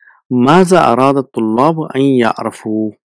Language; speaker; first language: Arabic; non-native, fluent; English